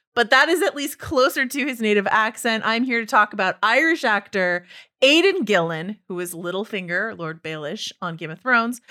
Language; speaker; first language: English; native; English